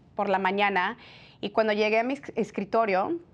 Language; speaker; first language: Spanish; early bilingual, heritage; Spanish